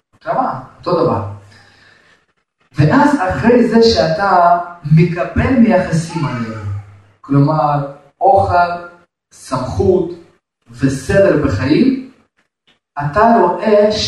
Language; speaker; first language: Hebrew; non-native, fluent; Russian